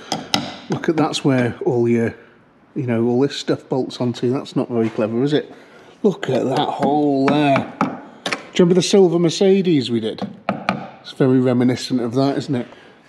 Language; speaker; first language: English; native; English